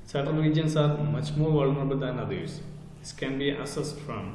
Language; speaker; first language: English; non-native, local second language; Malayalam